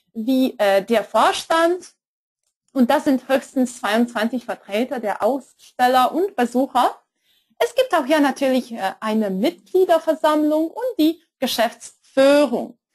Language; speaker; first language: German; non-native, fluent; Polish